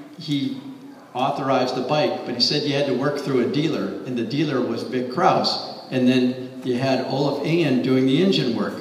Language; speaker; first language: English; native; English